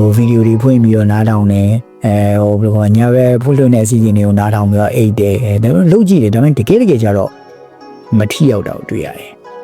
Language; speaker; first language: Burmese; native; Burmese